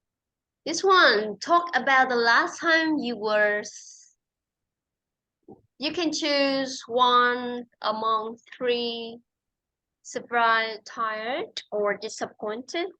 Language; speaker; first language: English; non-native, fluent; Vietnamese